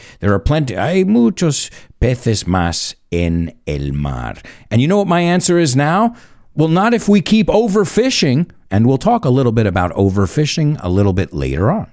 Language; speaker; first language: English; native; English